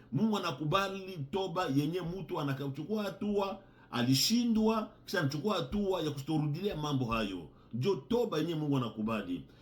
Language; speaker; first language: Swahili; native; Swahili